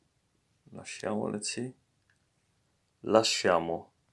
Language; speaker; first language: Italian; non-native, fluent; English